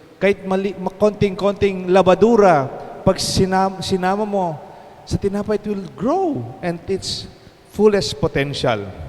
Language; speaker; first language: Filipino; non-native, local second language; Pampanga